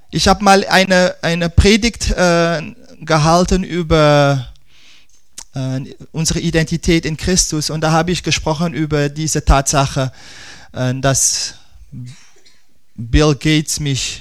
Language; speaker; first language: German; non-native, fluent; Dutch